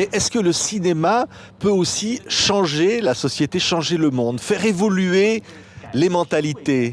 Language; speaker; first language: French; native; French